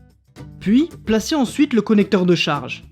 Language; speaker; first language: French; native; French